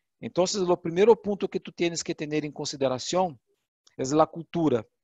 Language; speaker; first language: Portuguese; non-native, learner; Spanish